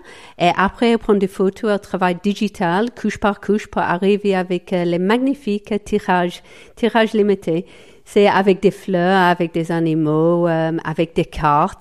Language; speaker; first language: French; non-native, fluent; English